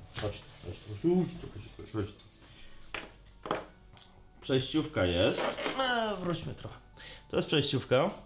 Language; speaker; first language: Polish; native; Polish